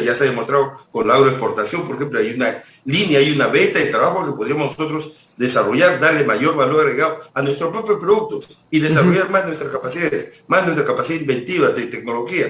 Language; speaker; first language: Spanish; native; Spanish